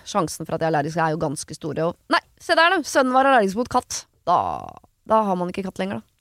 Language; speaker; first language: Norwegian; native; Norwegian